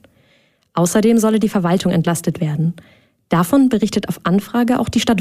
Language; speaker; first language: German; native; German